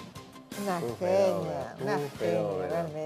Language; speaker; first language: Spanish; native; Spanish